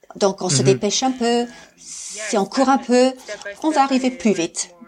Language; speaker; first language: French; non-native, fluent; English